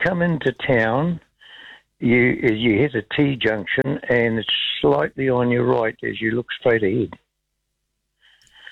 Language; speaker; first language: English; native; English